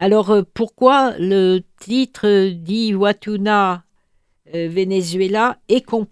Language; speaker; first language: French; native; French